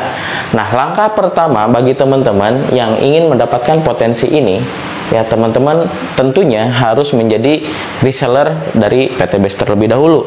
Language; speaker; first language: Indonesian; non-native, local second language; Sundanese